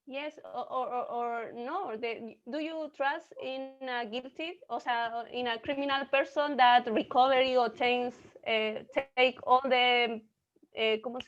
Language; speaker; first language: English; non-native, learner; Spanish